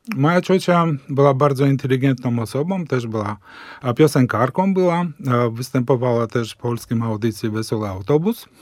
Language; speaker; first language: Polish; early bilingual, heritage; Polish